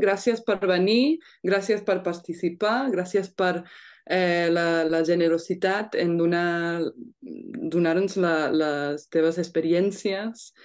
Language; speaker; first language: Catalan; non-native, fluent; English